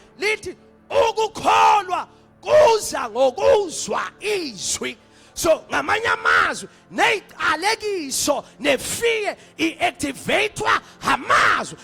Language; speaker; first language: Zulu; native; Zulu